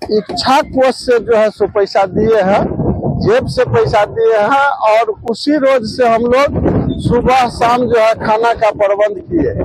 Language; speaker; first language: Hindi; native; Hindi